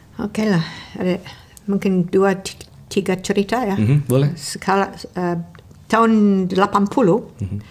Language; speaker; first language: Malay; non-native, fluent; English